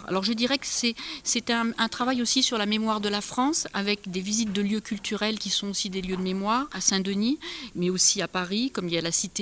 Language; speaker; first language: French; native; French